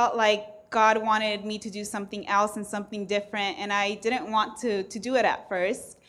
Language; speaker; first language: English; early bilingual, other home language; Spanish